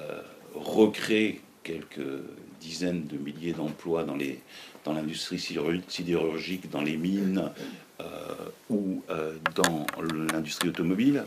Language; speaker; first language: French; native; French